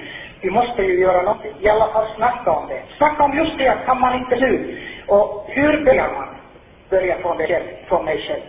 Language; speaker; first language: Swedish; non-native, fluent; Finnish